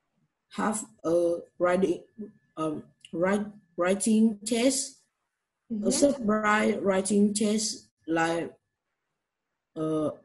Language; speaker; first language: English; non-native, learner; Vietnamese